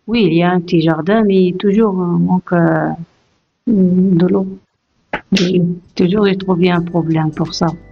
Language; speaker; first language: French; non-native, learner; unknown